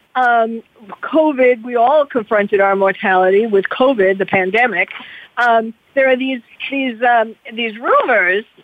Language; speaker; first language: English; native; English